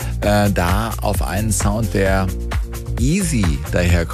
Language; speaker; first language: German; native; German